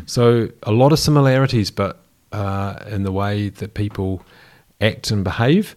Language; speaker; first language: English; native; English